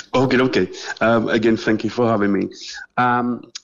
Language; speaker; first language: English; non-native, fluent; Czech